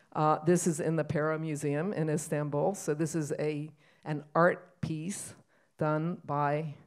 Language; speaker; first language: English; native; English